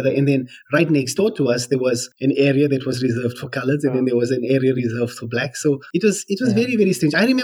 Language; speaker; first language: English; native; English